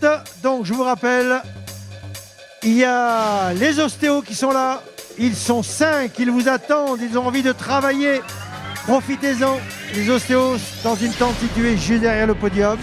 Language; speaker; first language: French; native; French